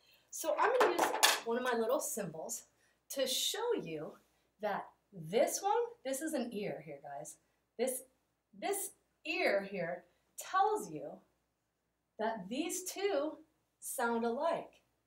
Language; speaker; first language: English; native; English